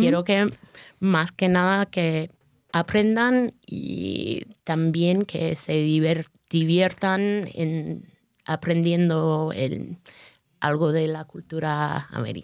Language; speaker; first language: Spanish; non-native, fluent; English